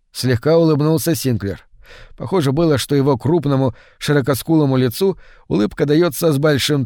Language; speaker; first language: Russian; native; Russian